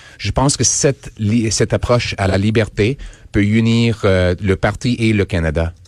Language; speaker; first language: French; non-native, local second language; English